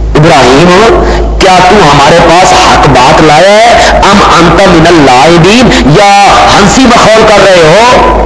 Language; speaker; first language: Urdu; non-native, local second language; Punjabi